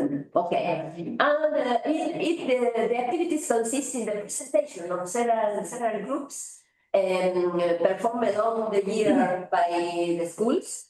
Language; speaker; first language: English; non-native, fluent; Spanish